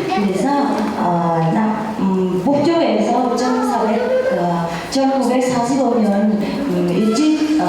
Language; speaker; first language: Korean; non-native, learner; Vietnamese